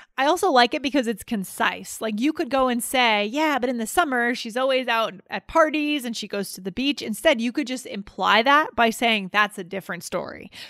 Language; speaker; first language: English; native; English